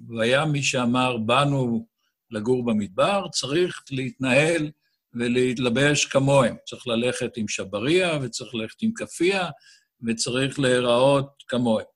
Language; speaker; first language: Hebrew; native; Hebrew